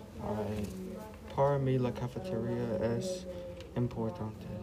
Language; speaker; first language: Spanish; non-native, learner; English